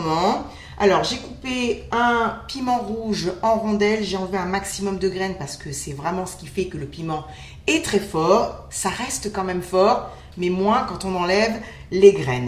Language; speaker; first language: French; native; French